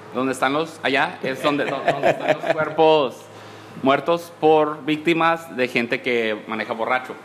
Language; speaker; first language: Spanish; early bilingual, heritage; Spanish